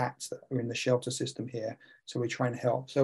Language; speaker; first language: English; native; English